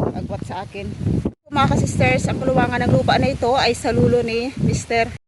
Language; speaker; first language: Filipino; non-native, local second language; Cebuano